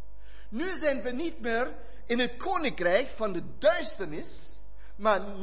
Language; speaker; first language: Dutch; non-native, fluent; German